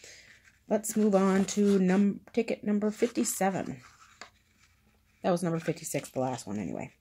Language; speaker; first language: English; native; English